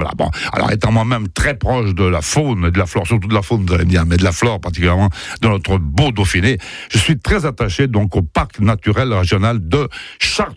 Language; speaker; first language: French; native; French